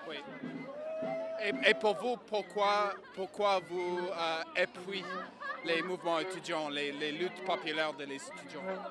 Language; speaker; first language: French; non-native, learner; English